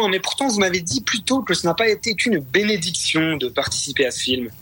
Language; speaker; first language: French; native; French